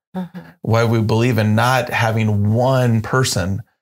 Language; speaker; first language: English; native; English